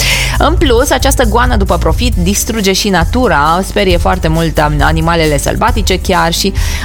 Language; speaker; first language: Romanian; native; Romanian